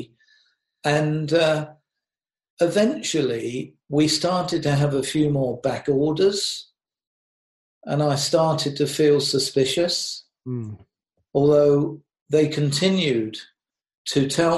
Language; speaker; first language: English; native; English